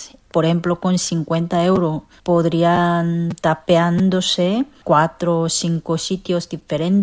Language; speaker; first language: Spanish; non-native, fluent; Korean